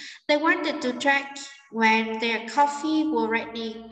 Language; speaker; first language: English; non-native, fluent; Vietnamese